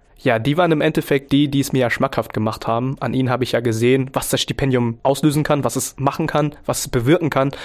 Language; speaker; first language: German; early bilingual, other home language; Vietnamese